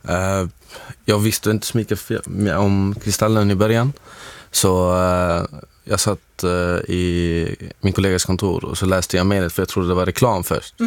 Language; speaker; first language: Swedish; non-native, fluent; Arabic